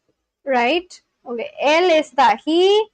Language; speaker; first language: Spanish; non-native, learner; Bangla